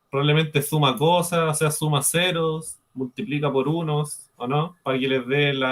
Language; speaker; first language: Spanish; native; Spanish